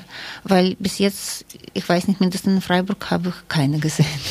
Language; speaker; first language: German; non-native, fluent; Russian